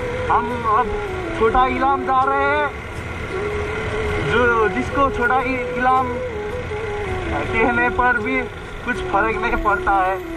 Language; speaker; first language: Hindi; non-native, learner; Nepali